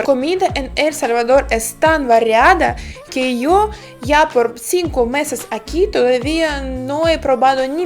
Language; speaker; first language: Spanish; non-native, fluent; Ukrainian